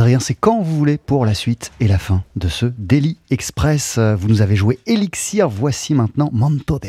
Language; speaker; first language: French; native; French